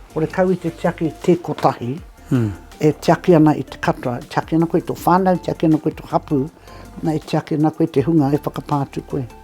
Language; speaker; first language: Māori; native; Māori